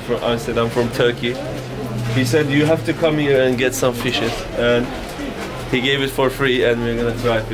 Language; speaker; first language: English; non-native, fluent; Turkish